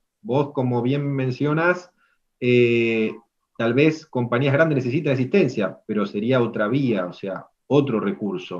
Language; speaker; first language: Spanish; native; Spanish